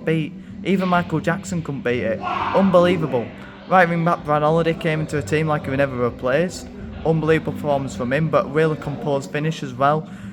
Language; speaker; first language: English; native; English